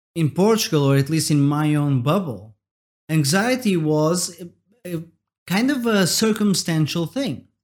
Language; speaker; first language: English; non-native, fluent; Portuguese